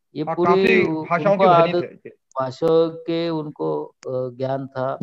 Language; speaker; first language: Hindi; non-native, local second language; Marathi